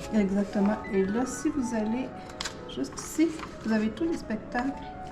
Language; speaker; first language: French; native; French